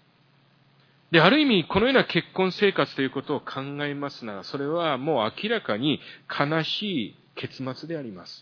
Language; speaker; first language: Japanese; early bilingual, heritage; Japanese